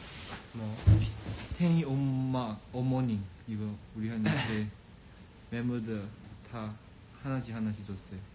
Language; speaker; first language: Korean; non-native, fluent; Chinese